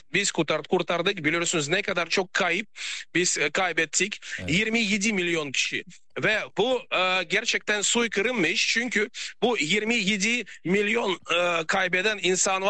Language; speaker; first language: Turkish; non-native, learner; Russian